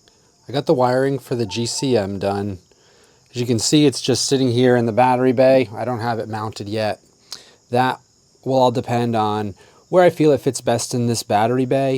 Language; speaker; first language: English; native; English